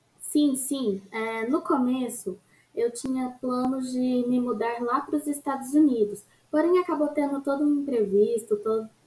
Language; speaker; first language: Portuguese; non-native, fluent; Arabic